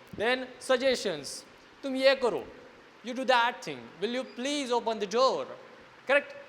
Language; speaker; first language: Hindi; non-native, local second language; Marathi